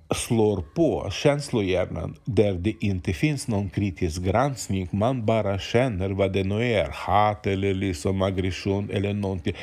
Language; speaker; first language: Swedish; non-native, fluent; Ukrainian